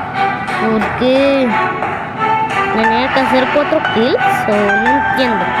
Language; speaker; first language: Spanish; native; Spanish